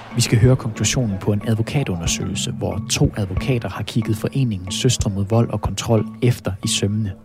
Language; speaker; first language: Danish; native; Danish